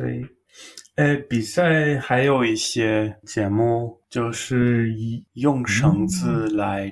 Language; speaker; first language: Chinese; non-native, learner; English